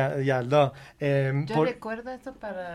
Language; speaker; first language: Spanish; non-native, learner; Persian